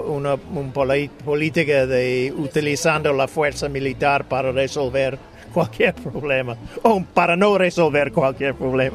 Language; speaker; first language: Spanish; non-native, fluent; English